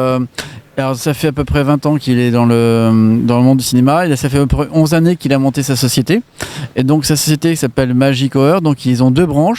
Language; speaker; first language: French; native; French